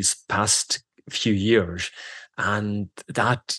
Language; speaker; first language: English; non-native, local second language; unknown